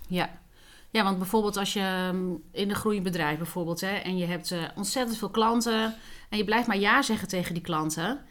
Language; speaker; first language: Dutch; early bilingual, other home language; Spanish